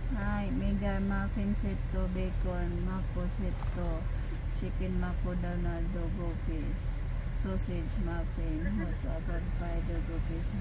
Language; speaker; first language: Japanese; non-native, learner; Filipino